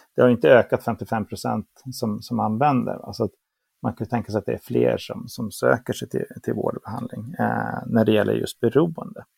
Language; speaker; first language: Swedish; native; Swedish